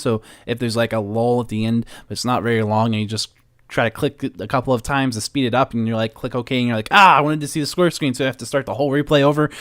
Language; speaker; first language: English; native; English